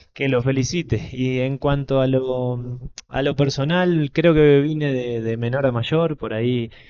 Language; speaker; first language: Spanish; native; Spanish